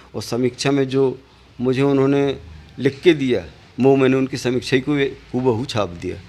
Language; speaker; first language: Hindi; native; Hindi